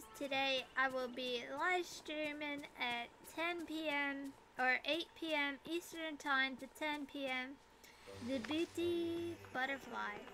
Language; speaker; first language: English; native; English